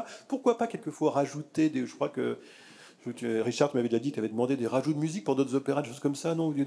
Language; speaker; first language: French; native; French